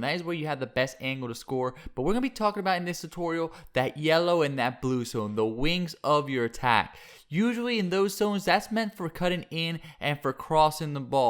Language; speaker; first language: English; native; English